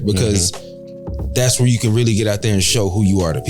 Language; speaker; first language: English; native; English